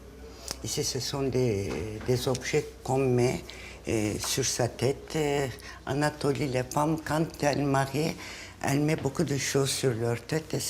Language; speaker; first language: French; non-native, fluent; Turkish